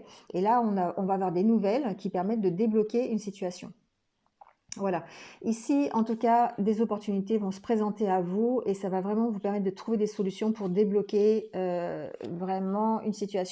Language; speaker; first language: French; native; French